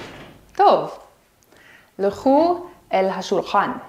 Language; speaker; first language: Hebrew; non-native, fluent; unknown